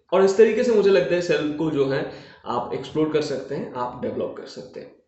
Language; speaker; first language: Hindi; non-native, local second language; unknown